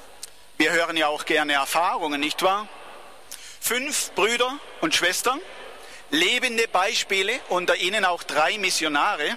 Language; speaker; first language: German; native; German